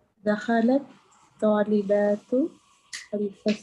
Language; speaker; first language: Arabic; non-native, learner; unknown